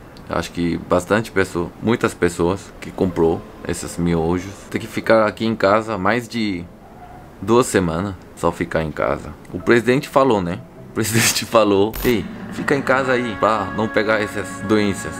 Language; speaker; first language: Portuguese; non-native, learner; Korean